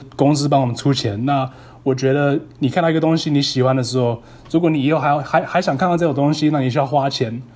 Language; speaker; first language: Chinese; early bilingual, heritage; Chinese